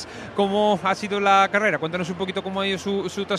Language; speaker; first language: Spanish; native; Spanish